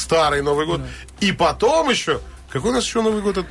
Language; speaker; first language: Russian; native; Russian